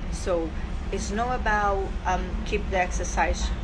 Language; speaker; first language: English; non-native, fluent; Portuguese